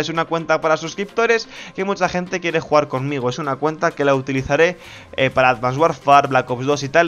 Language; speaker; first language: Spanish; native; Spanish